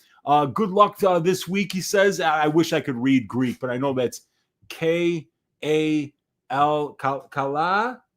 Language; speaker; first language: English; native; English